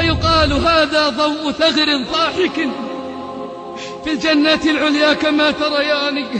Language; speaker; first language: Arabic; native; Arabic